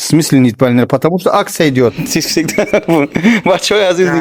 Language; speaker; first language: Russian; non-native, learner; Tajik